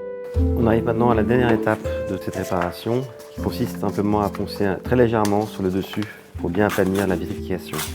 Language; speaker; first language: French; native; French